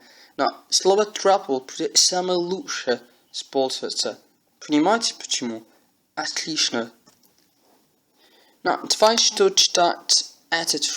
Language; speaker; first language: Russian; non-native, learner; English